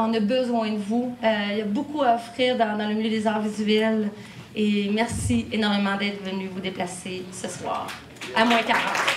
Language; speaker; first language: French; native; French